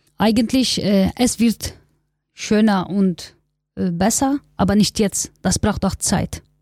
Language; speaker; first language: German; non-native, learner; Kurdish